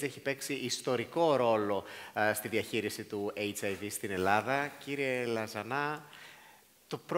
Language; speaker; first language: Greek; native; Greek